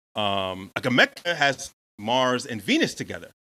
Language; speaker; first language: English; native; English